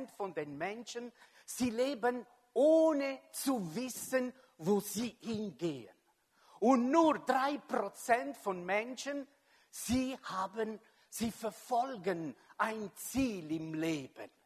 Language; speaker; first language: German; non-native, local second language; Italian